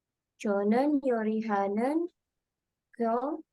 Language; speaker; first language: Korean; non-native, learner; Indonesian